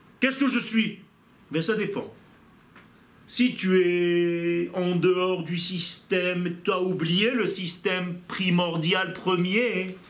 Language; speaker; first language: French; non-native, fluent; Hebrew